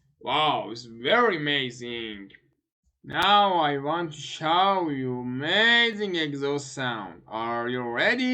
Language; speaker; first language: English; non-native, learner; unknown